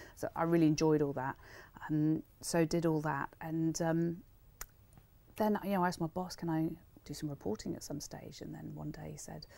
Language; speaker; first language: English; native; English